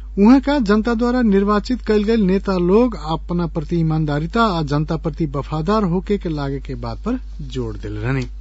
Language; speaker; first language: Bhojpuri; non-native, local second language; Nepali